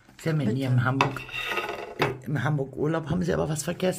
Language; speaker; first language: German; native; German